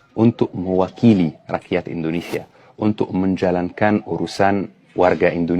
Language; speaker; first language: Indonesian; non-native, fluent; Arabic